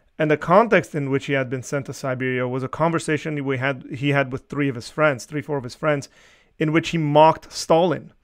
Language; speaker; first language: English; early bilingual, other home language; Armenian